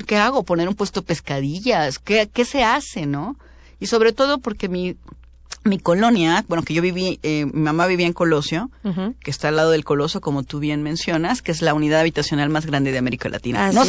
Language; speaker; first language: Spanish; native; Spanish